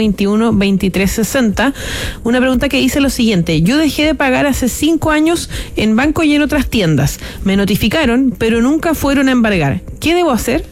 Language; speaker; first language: Spanish; native; Spanish